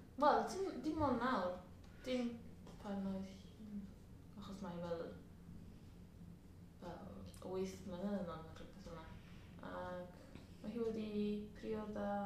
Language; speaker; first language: Welsh; non-native, learner; Spanish